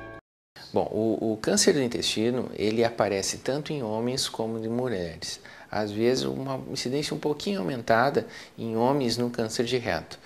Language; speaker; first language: Portuguese; native; Portuguese